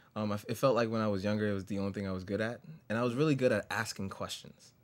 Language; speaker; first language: English; native; English